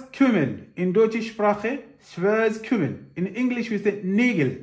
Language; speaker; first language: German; non-native, learner; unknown